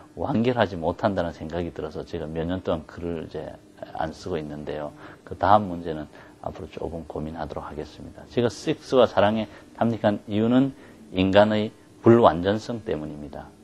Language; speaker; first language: Korean; native; Korean